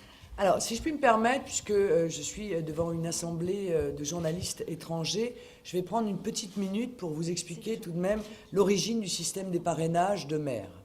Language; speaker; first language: French; native; French